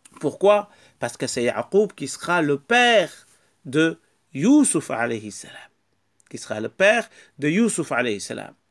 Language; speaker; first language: French; non-native, local second language; Wolof